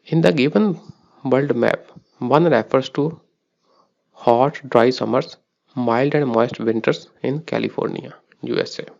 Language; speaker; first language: English; non-native, local second language; Punjabi